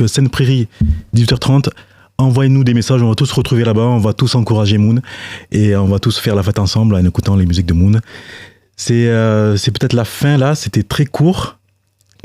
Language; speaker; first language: French; native; French